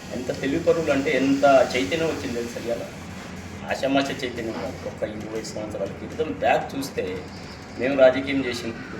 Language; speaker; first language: Telugu; native; Telugu